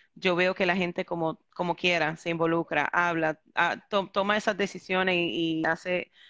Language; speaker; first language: Spanish; early bilingual, heritage; Spanish